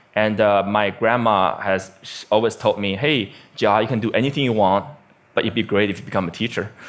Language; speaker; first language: English; non-native, fluent; Chinese